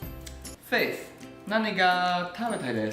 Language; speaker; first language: Japanese; non-native, learner; English